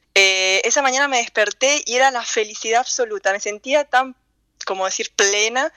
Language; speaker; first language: Spanish; native; Spanish